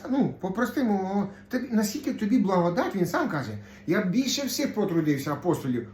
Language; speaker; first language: Ukrainian; non-native, local second language; Russian